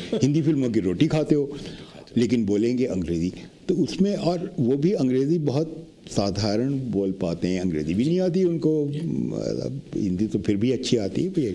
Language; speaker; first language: Hindi; native; Hindi